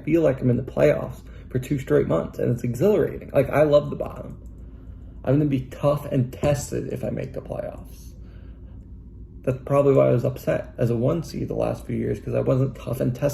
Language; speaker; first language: English; native; English